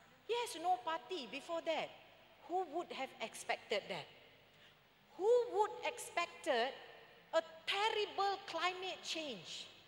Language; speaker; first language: English; non-native, local second language; Malay